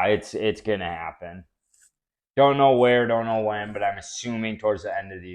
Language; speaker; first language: English; native; English